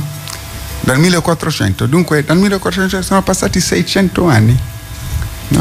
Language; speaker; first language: Italian; non-native, fluent; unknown